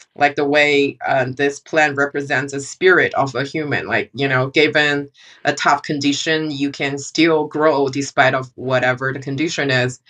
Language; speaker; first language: English; non-native, fluent; Chinese